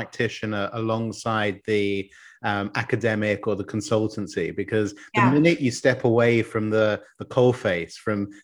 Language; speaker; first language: English; native; English